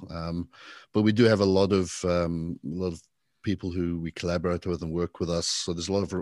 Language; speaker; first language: English; native; English